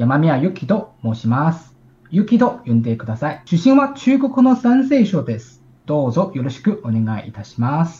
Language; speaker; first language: Japanese; non-native, learner; Chinese